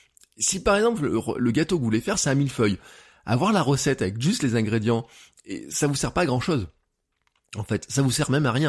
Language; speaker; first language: French; native; French